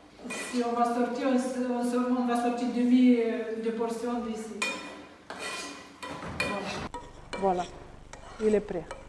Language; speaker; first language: French; non-native, learner; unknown